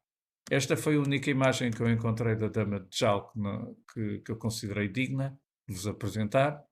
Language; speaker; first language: Portuguese; native; Portuguese